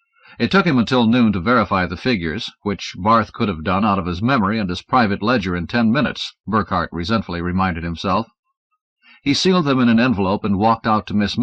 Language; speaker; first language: English; native; English